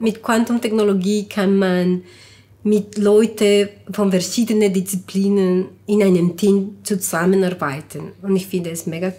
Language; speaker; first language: German; non-native, fluent; Spanish